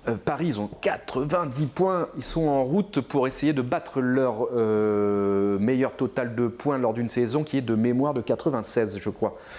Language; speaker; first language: French; native; French